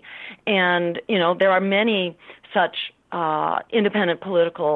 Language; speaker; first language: English; native; English